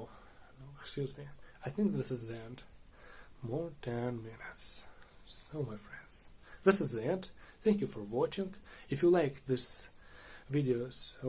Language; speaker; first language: English; non-native, learner; Russian